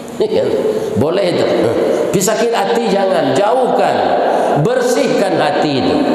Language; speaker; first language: Malay; non-native, local second language; Minangkabau